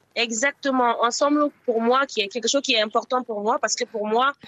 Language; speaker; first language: French; non-native, local second language; Mossi